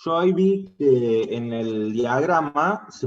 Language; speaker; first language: Spanish; native; Spanish